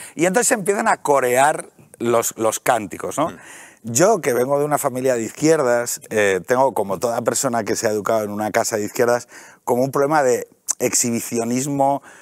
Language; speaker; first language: Spanish; native; Spanish